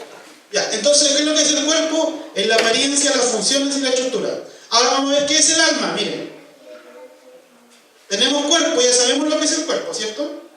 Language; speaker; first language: Spanish; native; Spanish